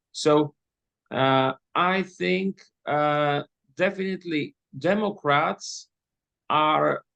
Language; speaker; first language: English; non-native, fluent; Polish